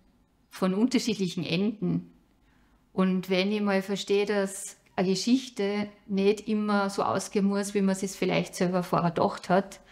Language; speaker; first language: German; native; German